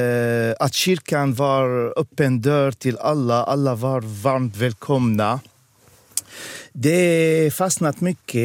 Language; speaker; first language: Swedish; non-native, fluent; Arabic